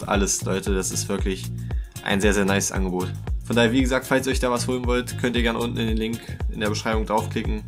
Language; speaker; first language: German; native; German